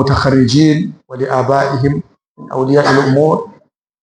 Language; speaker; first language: Arabic; non-native, fluent; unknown